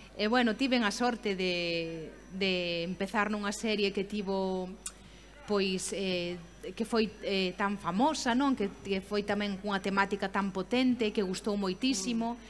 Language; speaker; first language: Galician; native; Galician